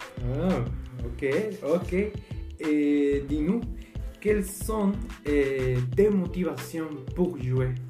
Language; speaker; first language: French; non-native, fluent; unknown